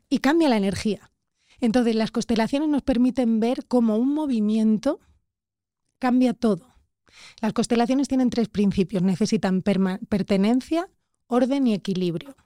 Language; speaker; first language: Spanish; native; Spanish